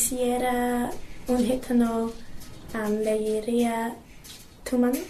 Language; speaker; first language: Spanish; non-native, learner; English